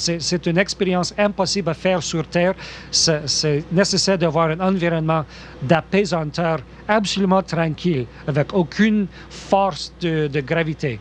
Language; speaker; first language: French; non-native, local second language; English